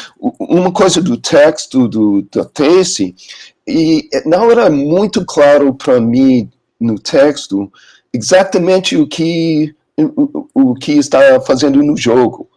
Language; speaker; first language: Portuguese; non-native, learner; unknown